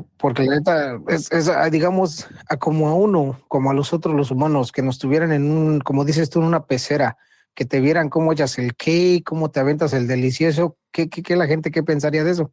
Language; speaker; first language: Spanish; native; Spanish